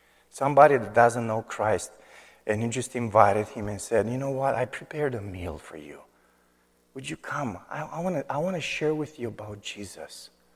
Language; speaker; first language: English; non-native, fluent; Romanian